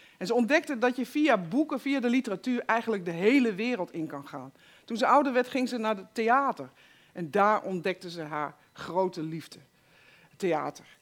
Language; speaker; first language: Dutch; native; Dutch